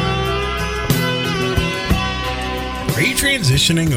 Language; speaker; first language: English; native; English